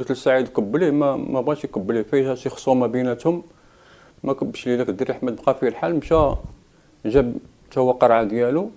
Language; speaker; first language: Arabic; native; Arabic